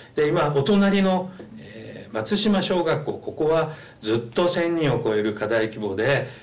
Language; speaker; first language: Japanese; native; Japanese